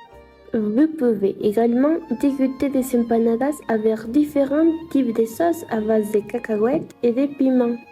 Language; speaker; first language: French; non-native, learner; Spanish